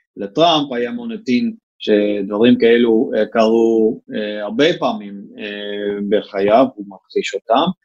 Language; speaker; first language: Hebrew; non-native, fluent; English